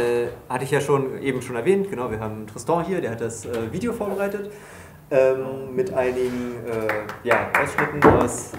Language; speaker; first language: German; native; German